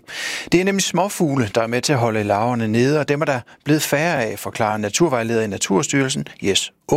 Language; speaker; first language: Danish; native; Danish